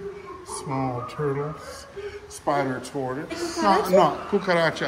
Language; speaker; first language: Spanish; non-native, learner; English